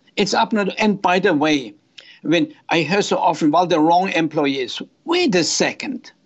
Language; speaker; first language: English; non-native, fluent; German